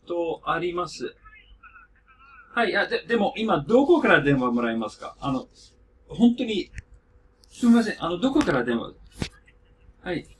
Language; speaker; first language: Japanese; non-native, learner; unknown